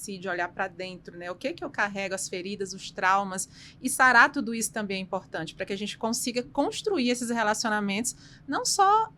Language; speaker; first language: Portuguese; native; Portuguese